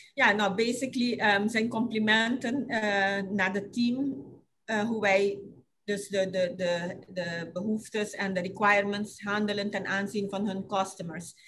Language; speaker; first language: Dutch; non-native, local second language; Papiamento